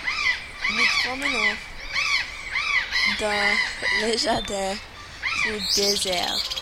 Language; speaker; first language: French; non-native, learner; English